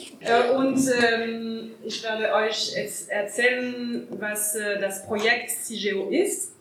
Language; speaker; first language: German; non-native, learner; French